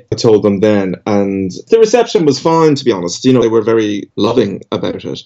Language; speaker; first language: English; native; English